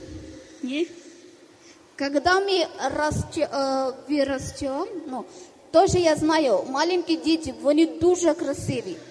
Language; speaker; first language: Ukrainian; non-native, learner; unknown